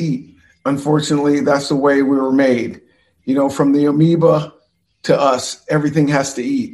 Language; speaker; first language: English; native; English